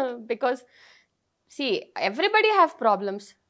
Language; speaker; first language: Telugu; non-native, learner; Tamil